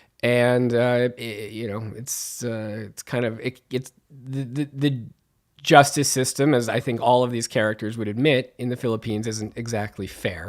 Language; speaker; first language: English; native; English